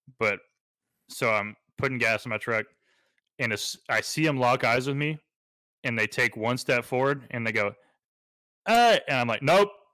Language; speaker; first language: English; native; English